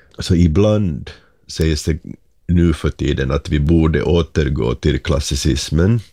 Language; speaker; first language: Swedish; non-native, local second language; Finnish